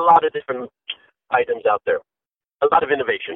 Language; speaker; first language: English; native; English